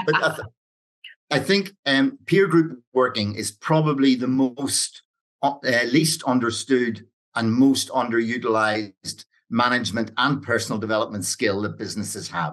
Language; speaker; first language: English; native; English